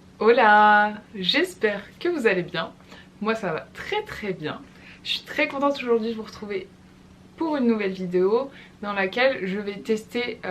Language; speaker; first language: French; native; French